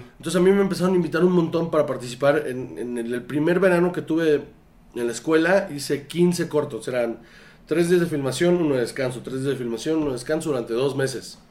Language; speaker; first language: Spanish; native; Spanish